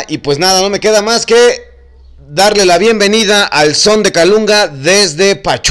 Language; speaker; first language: Spanish; native; Spanish